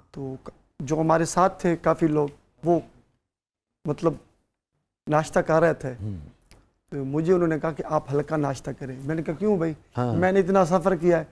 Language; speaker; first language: Urdu; non-native, local second language; Punjabi